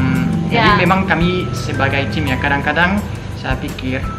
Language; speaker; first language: Indonesian; non-native, fluent; French